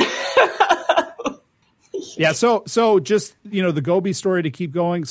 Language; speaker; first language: English; native; English